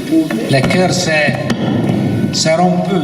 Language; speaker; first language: French; non-native, learner; Italian